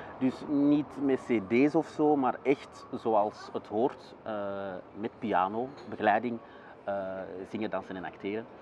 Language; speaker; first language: Dutch; native; Dutch